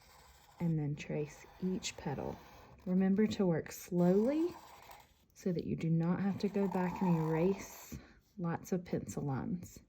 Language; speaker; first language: English; native; English